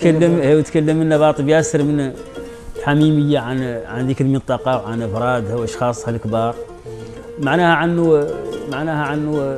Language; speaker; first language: Arabic; native; Arabic